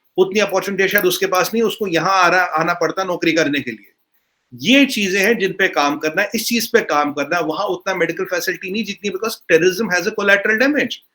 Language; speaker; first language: Hindi; non-native, local second language; Kashmiri